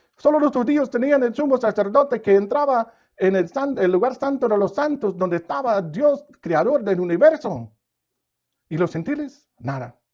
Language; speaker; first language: Spanish; non-native, fluent; English